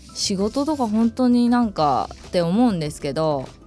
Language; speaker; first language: Japanese; native; Japanese